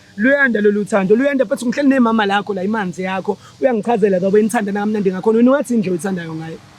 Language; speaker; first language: Zulu; native; Zulu